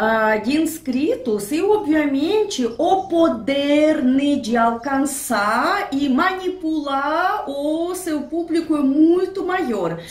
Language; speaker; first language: Portuguese; non-native, fluent; Russian